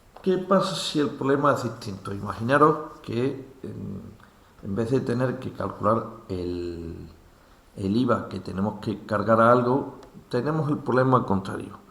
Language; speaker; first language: Spanish; native; Spanish